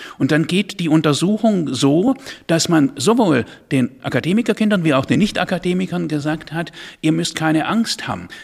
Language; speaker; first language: German; native; German